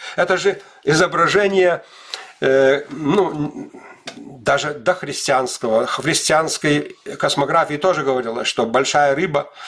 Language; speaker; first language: Russian; non-native, local second language; Lithuanian